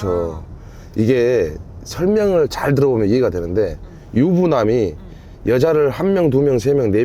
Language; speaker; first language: Korean; native; Korean